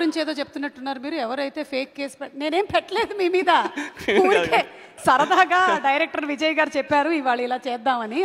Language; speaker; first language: Telugu; native; Telugu